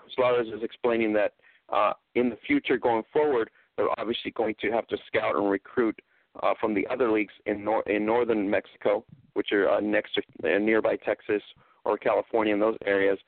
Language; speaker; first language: English; early bilingual, other home language; Spanish